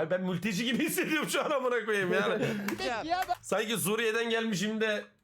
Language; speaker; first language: Turkish; native; Turkish